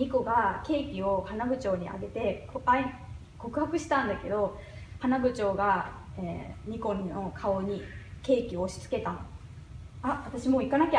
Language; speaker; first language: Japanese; non-native, learner; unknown